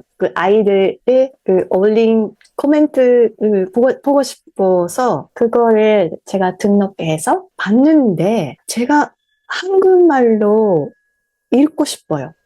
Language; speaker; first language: Korean; non-native, fluent; Japanese